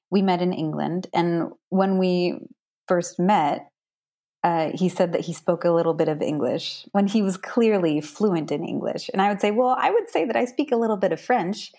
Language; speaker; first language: English; native; English